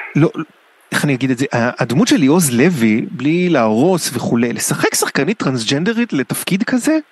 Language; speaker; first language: Hebrew; native; Hebrew